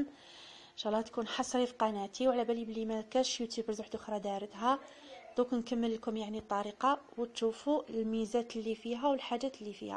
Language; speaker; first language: Arabic; native; Arabic